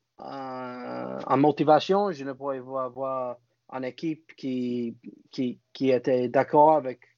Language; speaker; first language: French; non-native, fluent; English